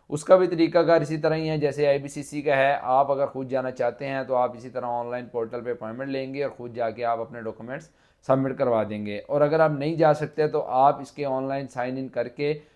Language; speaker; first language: Urdu; non-native, local second language; Punjabi